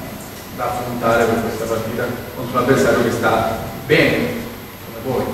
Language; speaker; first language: Italian; native; Italian